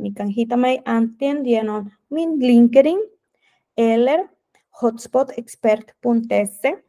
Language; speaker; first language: Swedish; non-native, fluent; Spanish